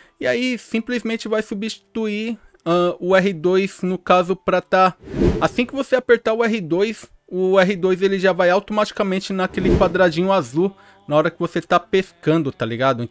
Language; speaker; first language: Portuguese; native; Portuguese